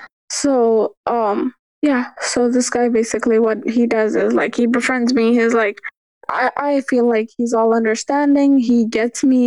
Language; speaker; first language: English; early bilingual, other home language; Urdu